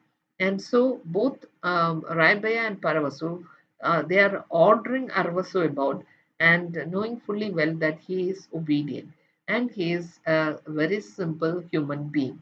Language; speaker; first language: English; non-native, local second language; Malayalam